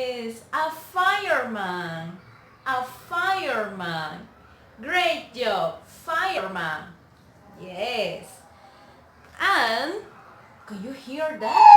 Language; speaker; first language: English; non-native, learner; Spanish